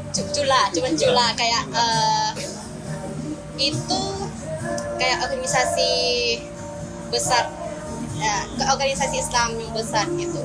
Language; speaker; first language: Indonesian; non-native, learner; Thai